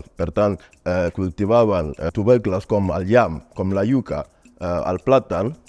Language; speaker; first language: Catalan; non-native, learner; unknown